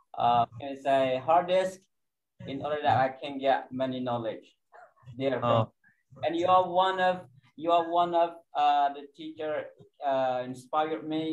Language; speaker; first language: English; non-native, fluent; Indonesian